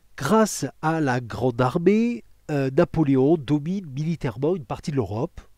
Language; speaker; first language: French; native; French